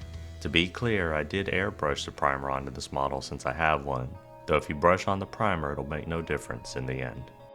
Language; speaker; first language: English; native; English